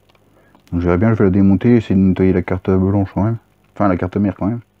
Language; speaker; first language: French; native; French